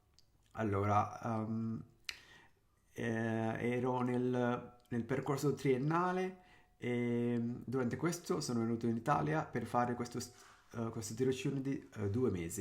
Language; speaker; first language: Italian; non-native, fluent; Sinhala